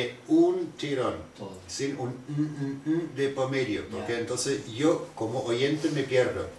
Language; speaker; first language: Spanish; non-native, fluent; German